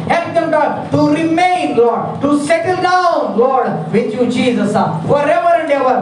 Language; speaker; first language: English; non-native, local second language; Telugu